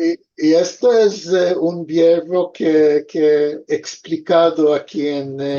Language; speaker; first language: Spanish; early bilingual, heritage; Ladino